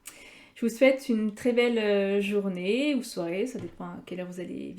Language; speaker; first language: French; native; French